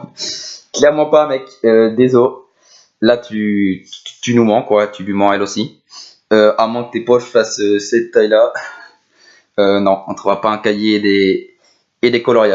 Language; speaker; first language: French; native; French